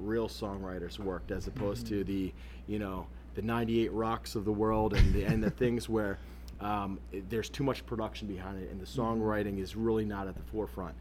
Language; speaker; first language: English; native; English